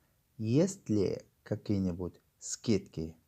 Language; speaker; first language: Russian; non-native, local second language; Tajik